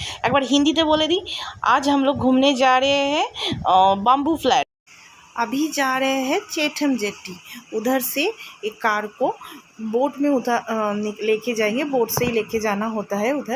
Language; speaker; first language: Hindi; non-native, local second language; Bangla